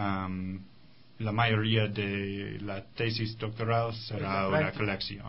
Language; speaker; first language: Spanish; non-native, fluent; English